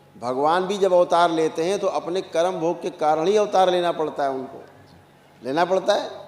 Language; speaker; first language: Hindi; native; Hindi